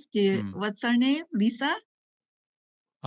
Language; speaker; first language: English; non-native, learner; Korean